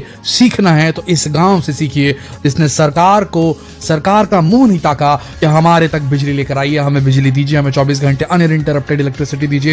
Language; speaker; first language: Hindi; native; Hindi